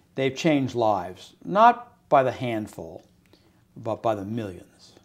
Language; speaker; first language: English; native; English